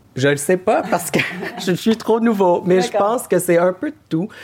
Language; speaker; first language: French; native; French